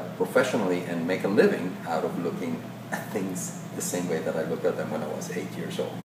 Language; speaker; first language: English; non-native, fluent; Spanish